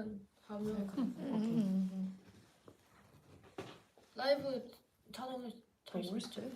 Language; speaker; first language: Korean; non-native, learner; Cantonese